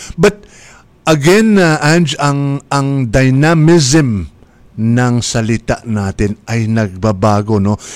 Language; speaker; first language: Filipino; native; Filipino